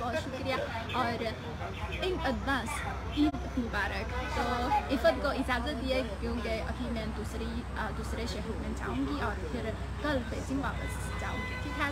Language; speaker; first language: Hindi; non-native, learner; Chinese